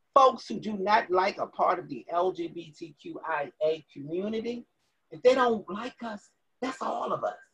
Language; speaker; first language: English; native; English